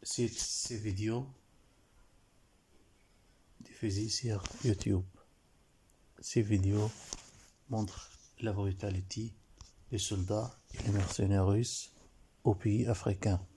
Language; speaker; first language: French; non-native, learner; Arabic